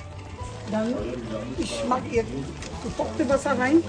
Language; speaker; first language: German; non-native, fluent; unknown